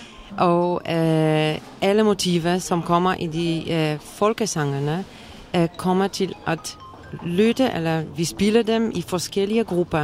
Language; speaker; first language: Danish; non-native, fluent; Polish